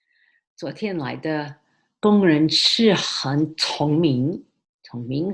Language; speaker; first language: Chinese; early bilingual, heritage; Chinese